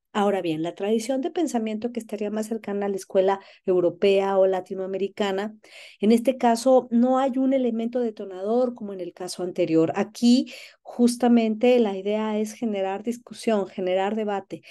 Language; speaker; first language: Spanish; native; Spanish